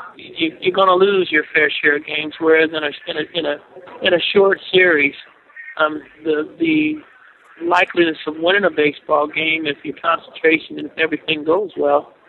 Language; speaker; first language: English; native; English